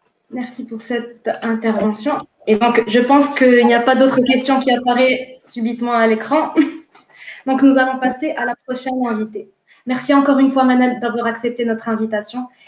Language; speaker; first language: French; non-native, local second language; Arabic